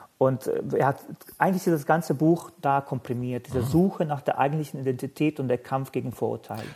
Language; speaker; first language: German; non-native, fluent; Bosnian